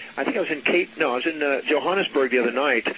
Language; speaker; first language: English; native; English